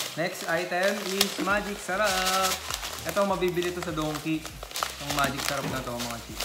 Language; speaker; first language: Filipino; native; Filipino